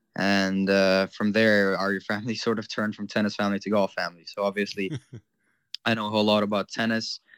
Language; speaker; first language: English; non-native, fluent; Ukrainian